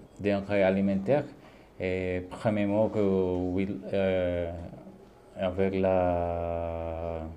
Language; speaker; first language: French; non-native, learner; Spanish